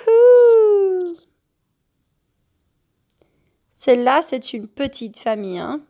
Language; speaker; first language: French; non-native, fluent; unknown